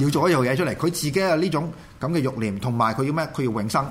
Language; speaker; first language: Cantonese; native; Cantonese